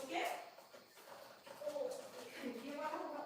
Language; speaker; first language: Hindi; non-native, local second language; Kok Borok